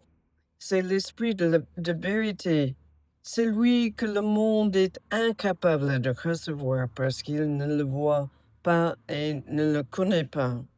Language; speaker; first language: French; non-native, fluent; English